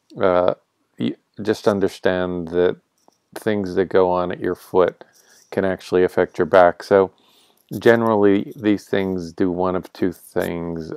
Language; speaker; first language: English; native; English